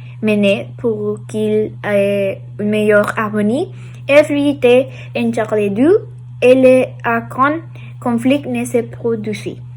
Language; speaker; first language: French; non-native, learner; Spanish